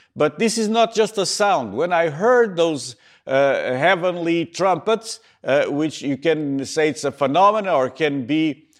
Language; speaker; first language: English; native; English